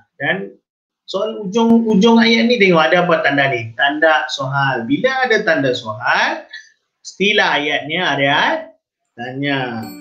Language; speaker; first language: Malay; non-native, local second language; Tamil